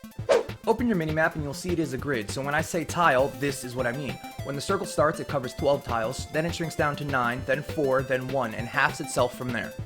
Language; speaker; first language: English; native; English